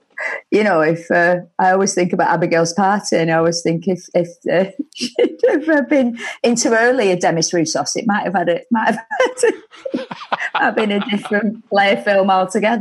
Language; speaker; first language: English; native; English